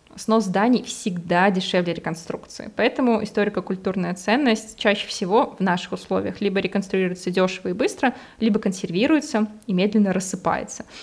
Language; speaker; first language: Russian; native; Russian